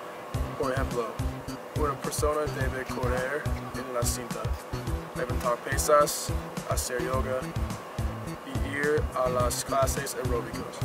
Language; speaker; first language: Spanish; non-native, learner; English